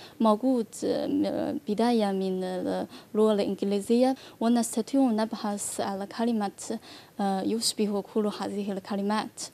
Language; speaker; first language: Arabic; non-native, learner; Chinese